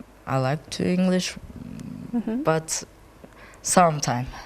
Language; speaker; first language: English; non-native, learner; Kyrgyz